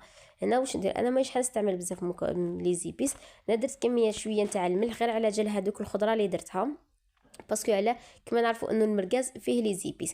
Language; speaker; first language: Arabic; native; Arabic